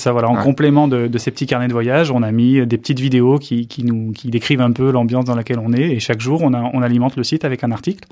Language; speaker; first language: French; native; French